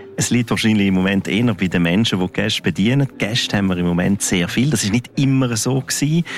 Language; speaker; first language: German; non-native, local second language; Romansh